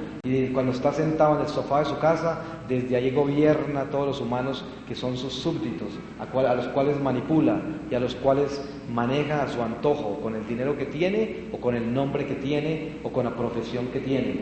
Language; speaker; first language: Spanish; native; Spanish